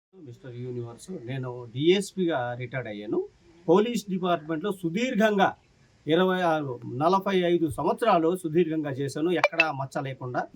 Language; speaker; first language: Telugu; native; Telugu